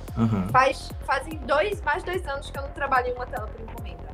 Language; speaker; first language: Portuguese; native; Portuguese